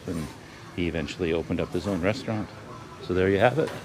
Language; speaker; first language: English; native; English